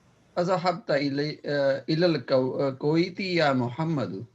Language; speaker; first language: Arabic; non-native, learner; Urdu